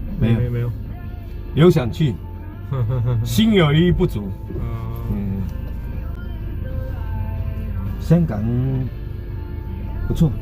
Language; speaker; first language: Chinese; native; Chinese